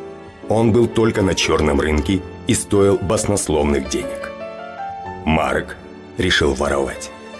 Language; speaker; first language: Russian; native; Russian